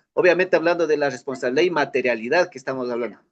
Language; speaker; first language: Spanish; native; Spanish